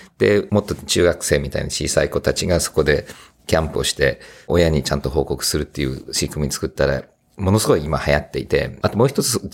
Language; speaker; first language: Japanese; native; Japanese